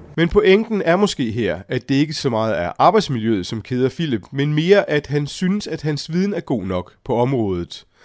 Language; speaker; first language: Danish; native; Danish